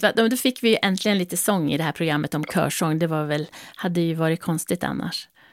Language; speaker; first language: Swedish; native; Swedish